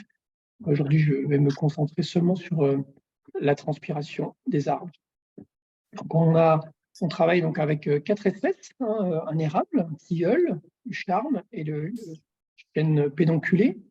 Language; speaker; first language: French; native; French